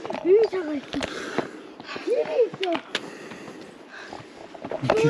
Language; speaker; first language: Korean; early bilingual, other home language; Mongolian